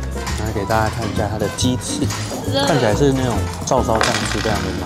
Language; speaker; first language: Chinese; native; Chinese